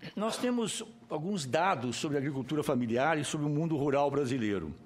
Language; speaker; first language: Portuguese; native; Portuguese